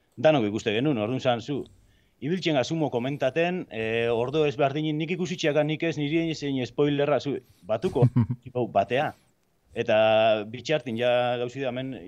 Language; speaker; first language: Basque; native; Basque